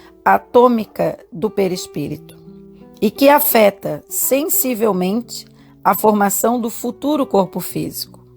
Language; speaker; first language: Portuguese; native; Portuguese